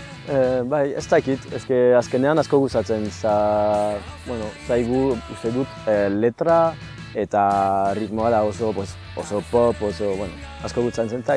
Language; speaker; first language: Basque; non-native, local second language; French